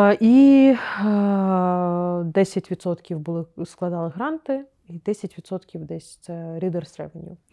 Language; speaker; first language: Ukrainian; non-native, local second language; Crimean Tatar